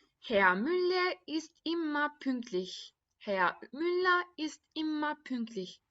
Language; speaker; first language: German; non-native, fluent; Turkish